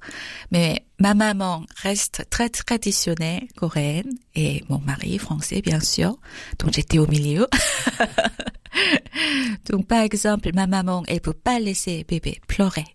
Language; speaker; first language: French; non-native, fluent; Korean